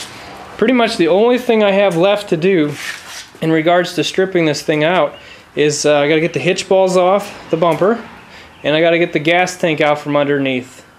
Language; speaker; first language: English; native; English